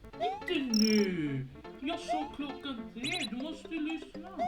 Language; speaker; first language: Swedish; early bilingual, other home language; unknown